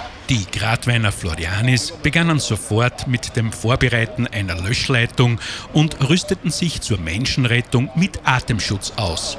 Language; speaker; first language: German; native; German